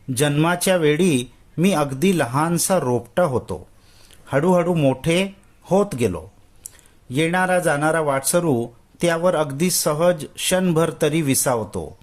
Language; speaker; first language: Marathi; non-native, local second language; Urdu